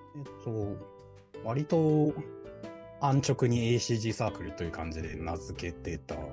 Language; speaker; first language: Japanese; non-native, fluent; Chinese